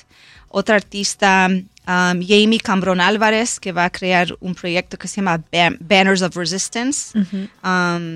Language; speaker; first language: Spanish; non-native, local second language; English